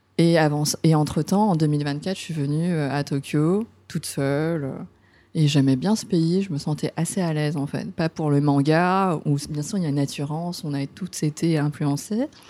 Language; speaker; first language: French; early bilingual, other home language; Cantonese